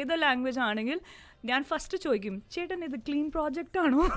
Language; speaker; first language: Malayalam; non-native, local second language; Hindi